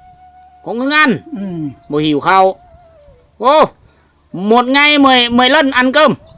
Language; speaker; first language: Vietnamese; non-native, local second language; Lao